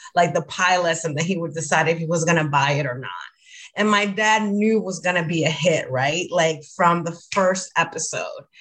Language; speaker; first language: English; non-native, fluent; Spanish